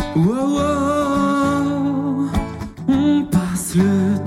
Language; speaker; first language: French; native; French